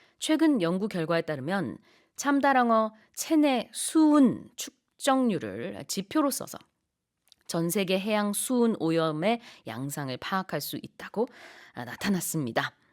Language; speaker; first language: Korean; native; Korean